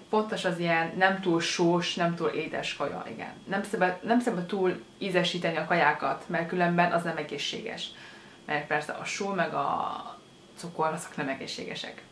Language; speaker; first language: Hungarian; early bilingual, other home language; Chinese